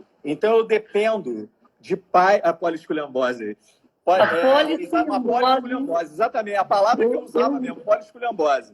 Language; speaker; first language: Portuguese; native; Portuguese